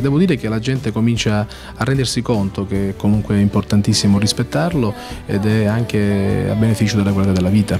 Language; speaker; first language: Italian; native; Italian